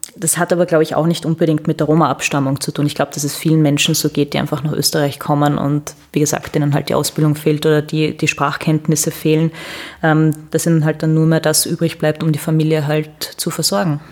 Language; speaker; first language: German; native; German